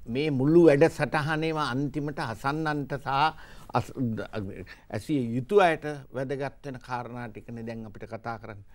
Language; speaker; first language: Sinhala; native; Sinhala